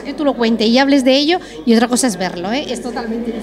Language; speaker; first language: Spanish; native; Spanish